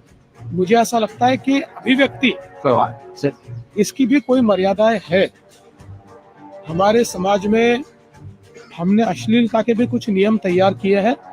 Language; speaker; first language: Hindi; non-native, local second language; Marathi